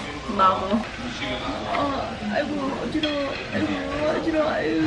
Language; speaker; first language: Korean; non-native, learner; English